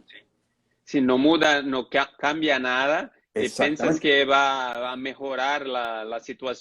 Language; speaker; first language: Spanish; non-native, fluent; Portuguese